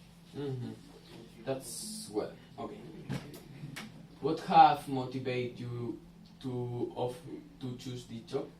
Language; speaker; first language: English; non-native, learner; Spanish